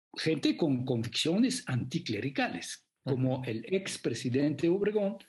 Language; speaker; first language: Spanish; non-native, fluent; French